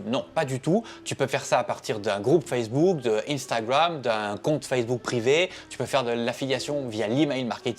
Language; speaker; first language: French; native; French